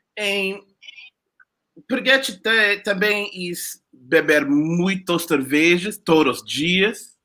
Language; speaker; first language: Portuguese; non-native, learner; English